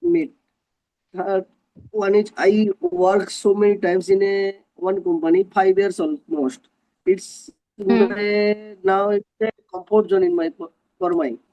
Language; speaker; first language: English; non-native, local second language; Hindi